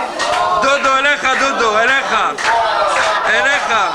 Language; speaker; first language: Hebrew; native; Hebrew